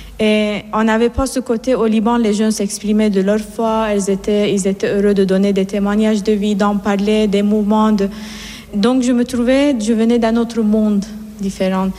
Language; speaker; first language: French; non-native, fluent; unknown